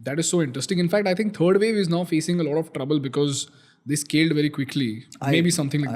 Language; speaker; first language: English; non-native, local second language; Hindi